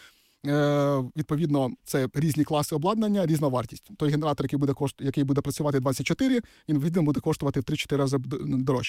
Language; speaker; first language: Ukrainian; native; Ukrainian